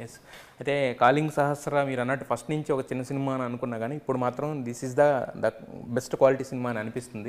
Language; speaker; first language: Telugu; native; Telugu